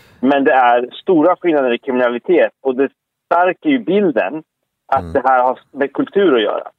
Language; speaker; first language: Swedish; early bilingual, other home language; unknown